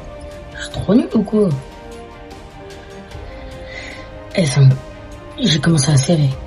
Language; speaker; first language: French; native; French